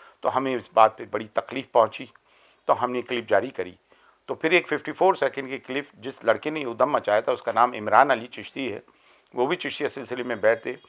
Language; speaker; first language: Urdu; native; Urdu